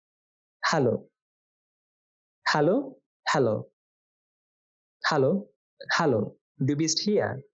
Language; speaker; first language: German; non-native, fluent; Bangla